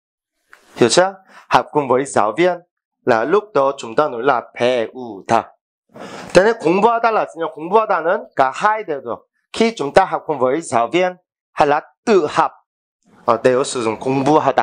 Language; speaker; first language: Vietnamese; non-native, fluent; Korean